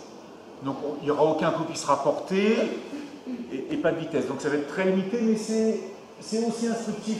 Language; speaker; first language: French; native; French